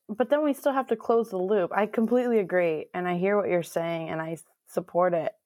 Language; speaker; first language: English; native; English